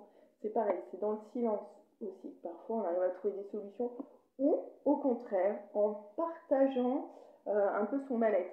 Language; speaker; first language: French; native; French